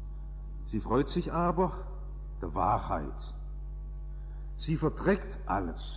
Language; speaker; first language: German; native; German